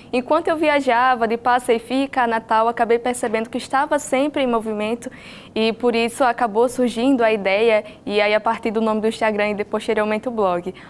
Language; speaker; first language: Portuguese; native; Portuguese